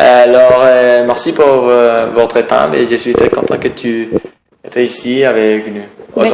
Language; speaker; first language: French; non-native, learner; Spanish